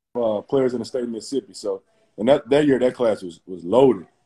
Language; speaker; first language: English; native; English